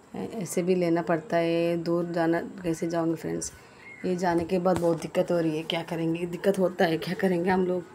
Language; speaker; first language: Hindi; non-native, local second language; Telugu